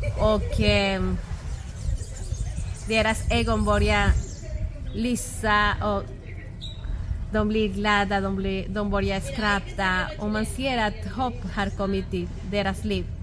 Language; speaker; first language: Swedish; non-native, fluent; Spanish